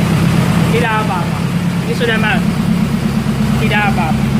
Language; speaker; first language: Indonesian; non-native, learner; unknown